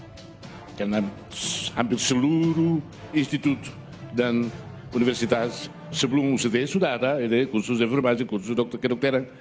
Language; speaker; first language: Indonesian; non-native, fluent; Tetum